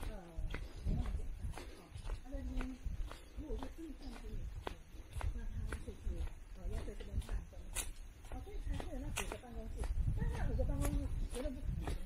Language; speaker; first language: Chinese; native; Chinese